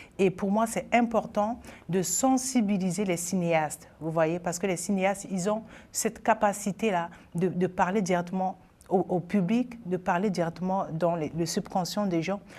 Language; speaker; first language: French; non-native, local second language; Sango